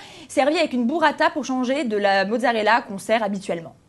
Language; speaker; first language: French; native; French